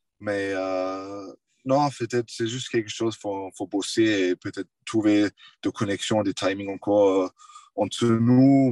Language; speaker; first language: French; non-native, fluent; English